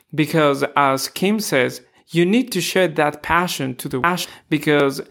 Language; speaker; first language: English; non-native, fluent; Spanish